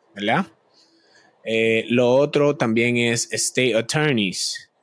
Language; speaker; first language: Spanish; native; Spanish